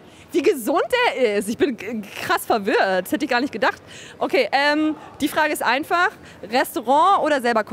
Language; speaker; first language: German; native; German